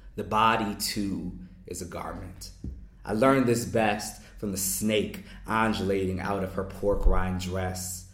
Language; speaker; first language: English; native; English